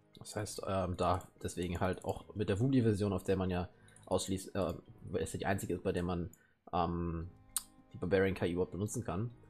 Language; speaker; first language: German; native; German